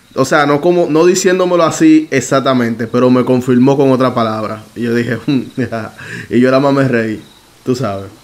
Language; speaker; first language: Spanish; native; Spanish